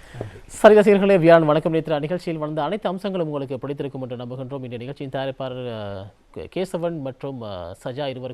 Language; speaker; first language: Tamil; native; Tamil